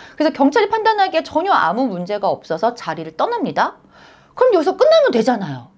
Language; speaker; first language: Korean; native; Korean